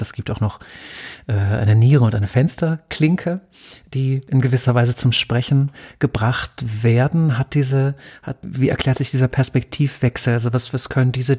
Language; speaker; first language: German; native; German